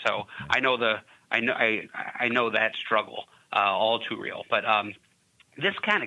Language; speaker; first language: English; native; English